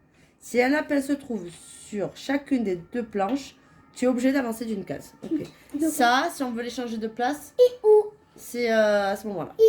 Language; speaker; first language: French; native; French